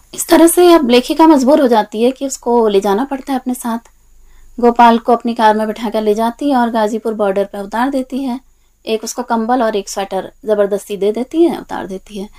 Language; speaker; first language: Hindi; native; Hindi